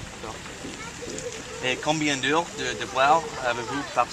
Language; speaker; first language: French; non-native, learner; English